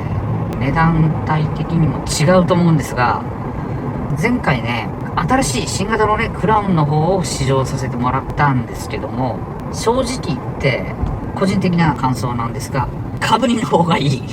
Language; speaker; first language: Japanese; native; Japanese